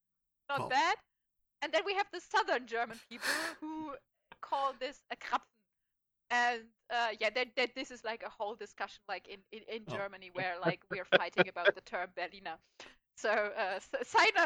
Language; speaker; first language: English; non-native, fluent; German